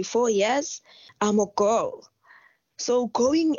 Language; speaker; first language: English; non-native, local second language; Northern Sotho